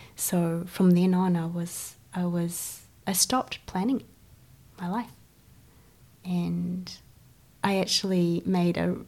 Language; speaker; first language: English; early bilingual, other home language; Chinese